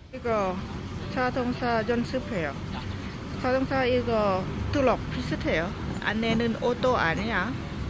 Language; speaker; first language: Korean; non-native, learner; Lao